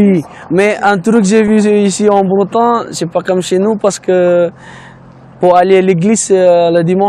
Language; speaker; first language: French; non-native, learner; Fijian